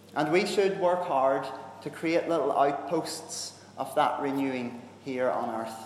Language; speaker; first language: English; native; English